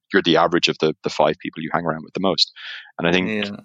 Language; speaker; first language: English; native; English